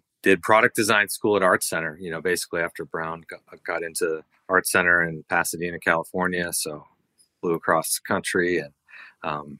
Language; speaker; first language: English; native; English